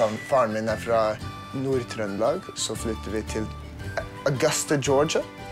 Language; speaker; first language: Norwegian; early bilingual, heritage; English